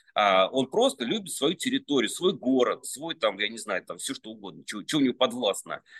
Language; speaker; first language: Russian; native; Russian